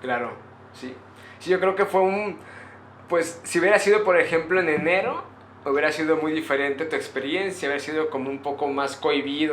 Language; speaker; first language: Spanish; native; Spanish